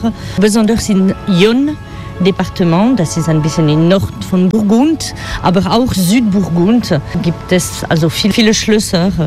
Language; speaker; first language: German; non-native, learner; French